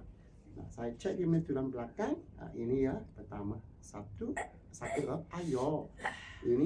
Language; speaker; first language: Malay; non-native, local second language; Cantonese